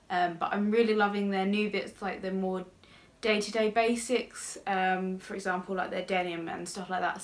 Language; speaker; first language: English; native; English